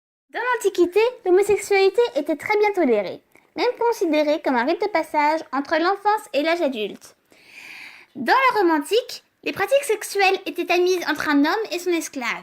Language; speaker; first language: French; native; French